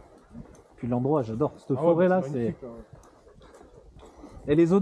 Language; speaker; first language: French; native; French